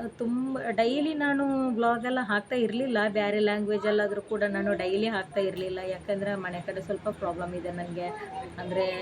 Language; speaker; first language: Kannada; non-native, local second language; Badaga